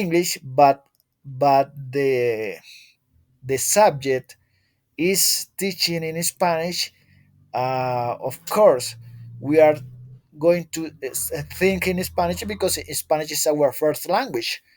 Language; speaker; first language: English; non-native, learner; Spanish